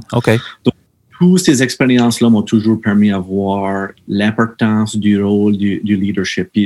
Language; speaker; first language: French; native; French